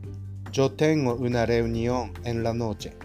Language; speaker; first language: Spanish; non-native, learner; Japanese